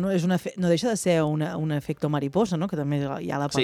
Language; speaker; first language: Catalan; native; Catalan